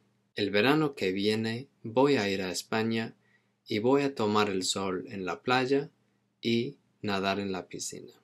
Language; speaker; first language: Spanish; non-native, fluent; English